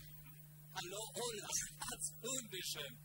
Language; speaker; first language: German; non-native, learner; Spanish